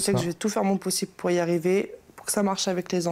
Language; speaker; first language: French; native; French